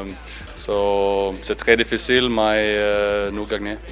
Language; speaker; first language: French; non-native, learner; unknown